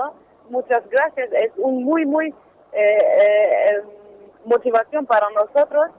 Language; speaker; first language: Spanish; non-native, learner; Kurdish